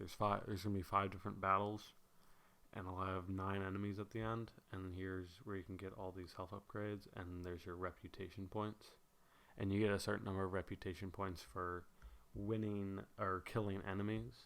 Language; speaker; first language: English; native; English